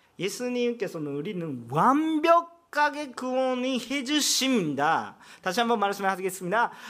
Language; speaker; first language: Korean; non-native, fluent; Japanese